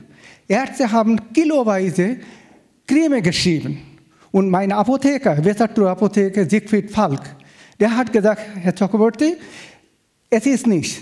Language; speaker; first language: German; non-native, fluent; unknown